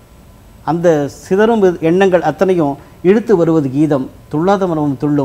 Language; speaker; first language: Tamil; native; Tamil